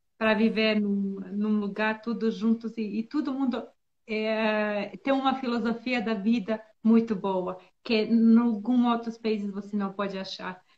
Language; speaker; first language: Portuguese; non-native, learner; Bosnian